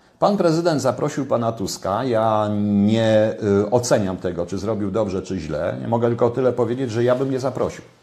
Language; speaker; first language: Polish; native; Polish